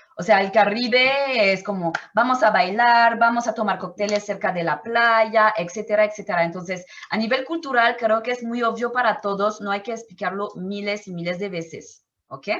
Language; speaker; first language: Spanish; non-native, fluent; French